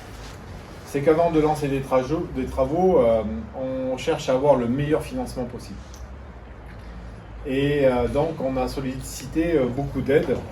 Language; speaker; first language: French; native; French